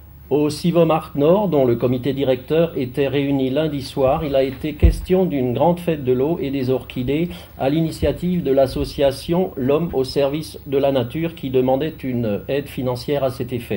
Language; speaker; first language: French; native; French